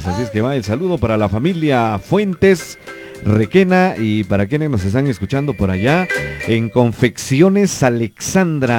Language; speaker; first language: Spanish; native; Spanish